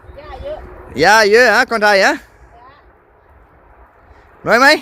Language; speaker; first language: Thai; non-native, learner; German